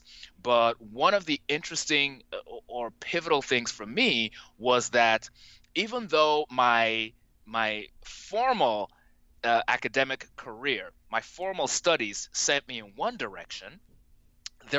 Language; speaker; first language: English; non-native, local second language; Yoruba